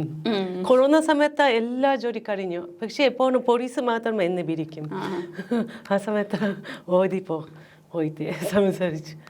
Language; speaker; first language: Malayalam; non-native, learner; Japanese